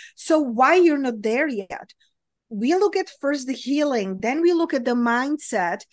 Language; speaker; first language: English; non-native, fluent; Czech